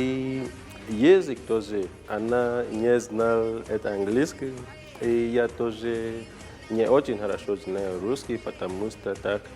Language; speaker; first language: Russian; non-native, learner; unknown